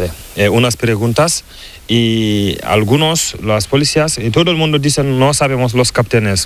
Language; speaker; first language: Spanish; non-native, learner; Fula